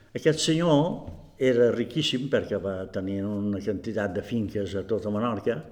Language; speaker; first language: Catalan; native; Catalan